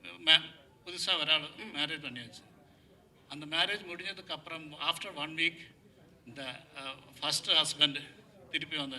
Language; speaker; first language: Tamil; non-native, learner; Malayalam